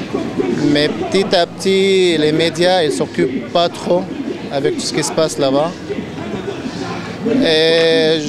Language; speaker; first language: French; non-native, fluent; Arabic